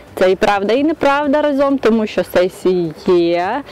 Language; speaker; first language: Ukrainian; native; Ukrainian